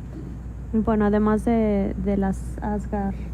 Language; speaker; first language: Spanish; native; Spanish